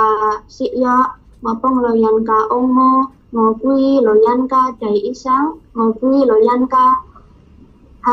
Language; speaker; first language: Cantonese; non-native, learner; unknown